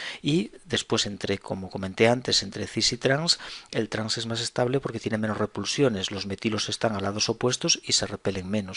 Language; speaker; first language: Spanish; native; Spanish